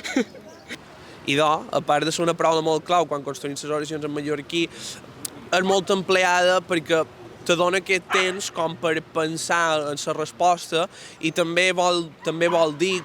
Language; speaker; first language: Catalan; native; Catalan